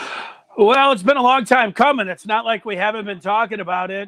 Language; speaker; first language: English; native; English